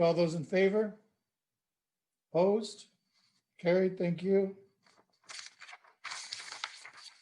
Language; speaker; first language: English; native; English